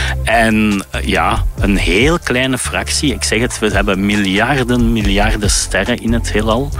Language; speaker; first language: Dutch; native; Dutch